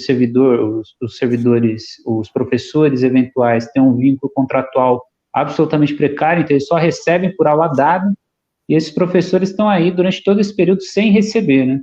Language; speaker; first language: Portuguese; native; Portuguese